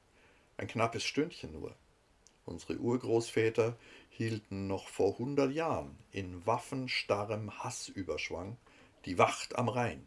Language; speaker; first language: German; native; German